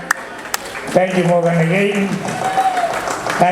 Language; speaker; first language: Tamil; native; Tamil